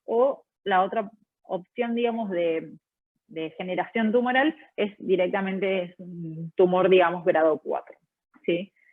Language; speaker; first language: Spanish; native; Spanish